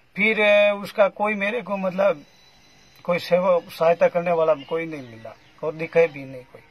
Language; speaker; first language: Hindi; native; Hindi